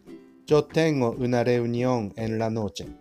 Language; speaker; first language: Spanish; non-native, learner; Japanese